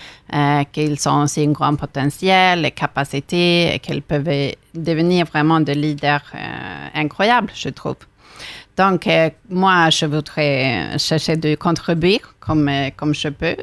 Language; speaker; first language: French; non-native, fluent; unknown